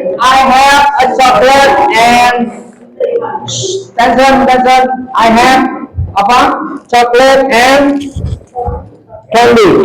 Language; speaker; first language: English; non-native, learner; Indonesian